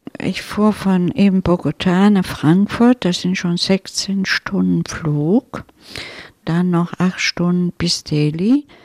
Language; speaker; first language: German; non-native, fluent; Italian